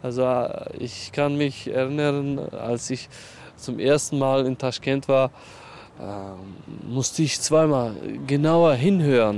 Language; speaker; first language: German; non-native, fluent; Uzbek